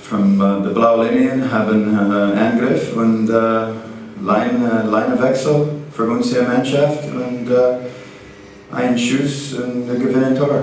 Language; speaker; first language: German; non-native, learner; English